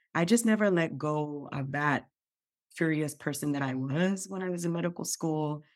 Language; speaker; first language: English; non-native, local second language; Yoruba